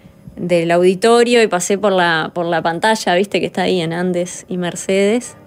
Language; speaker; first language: Spanish; native; Spanish